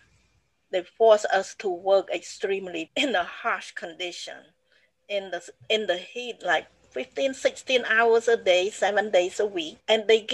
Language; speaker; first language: English; non-native, fluent; Khmer